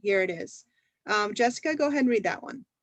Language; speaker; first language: English; native; English